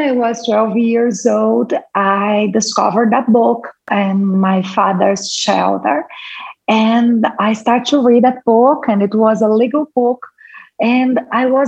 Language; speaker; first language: English; non-native, fluent; Portuguese